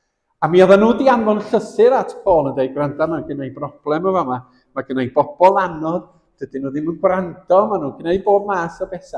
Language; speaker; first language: Welsh; native; Welsh